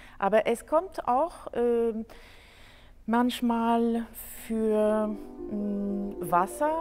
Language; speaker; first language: German; non-native, fluent; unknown